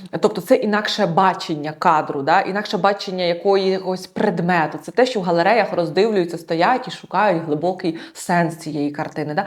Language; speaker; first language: Ukrainian; non-native, local second language; Russian